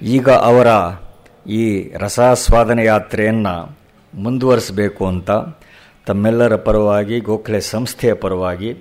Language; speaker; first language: Kannada; native; Kannada